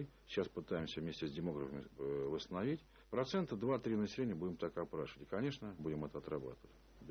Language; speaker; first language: Russian; native; Russian